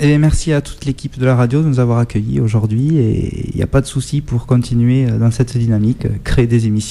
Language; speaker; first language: French; native; French